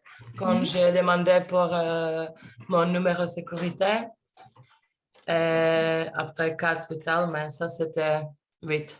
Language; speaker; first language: French; non-native, learner; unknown